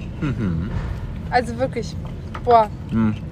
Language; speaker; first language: German; native; German